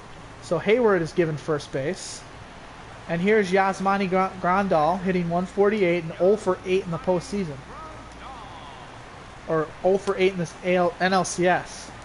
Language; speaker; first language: English; native; English